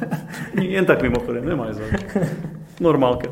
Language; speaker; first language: Czech; native; Czech